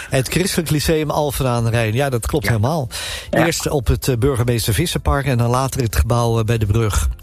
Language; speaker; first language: Dutch; native; Dutch